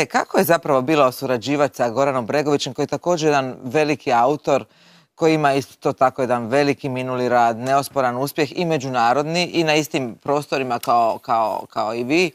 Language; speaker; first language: Croatian; native; Croatian